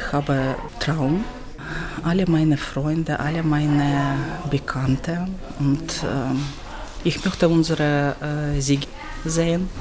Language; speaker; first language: German; non-native, learner; Ukrainian